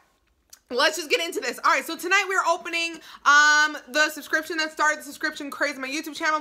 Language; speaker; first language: English; native; English